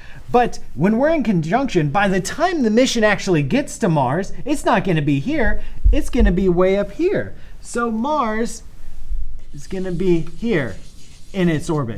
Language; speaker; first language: English; native; English